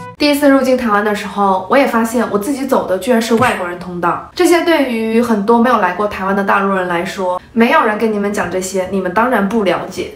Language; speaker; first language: Chinese; native; Chinese